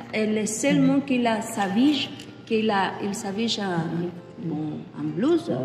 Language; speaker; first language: French; non-native, learner; Spanish